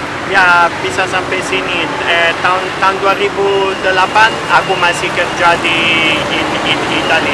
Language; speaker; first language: Indonesian; non-native, learner; Italian